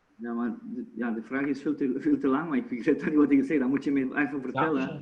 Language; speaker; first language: Dutch; non-native, fluent; Romanian